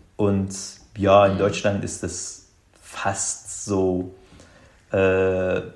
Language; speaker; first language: German; non-native, fluent; Azerbaijani